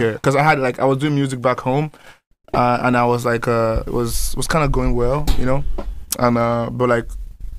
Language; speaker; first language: English; non-native, local second language; Yoruba